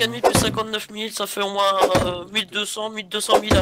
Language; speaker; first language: French; native; French